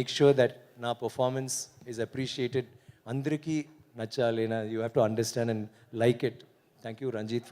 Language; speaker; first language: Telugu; non-native, learner; Tamil